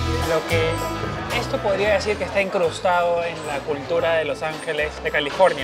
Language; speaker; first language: Spanish; native; Spanish